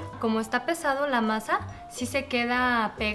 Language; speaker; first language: Spanish; non-native, fluent; Korean